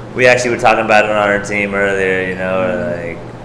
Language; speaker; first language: English; native; English